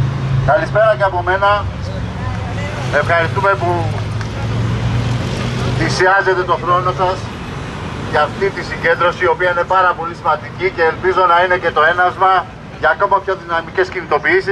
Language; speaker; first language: Greek; native; Greek